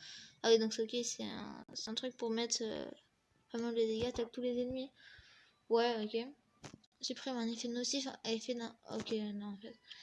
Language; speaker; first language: French; native; French